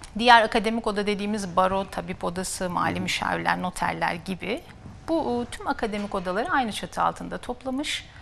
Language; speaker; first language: Turkish; native; Turkish